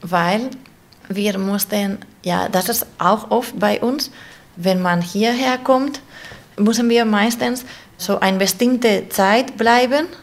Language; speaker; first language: German; non-native, fluent; Spanish